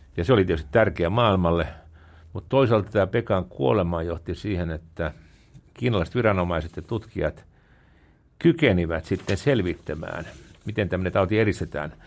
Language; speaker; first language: Finnish; native; Finnish